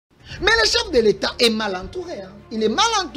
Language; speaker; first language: French; non-native, local second language; Lingala